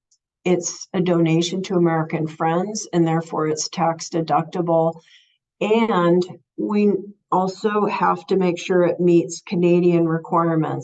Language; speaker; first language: English; native; English